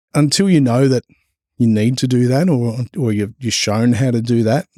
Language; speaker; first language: English; native; English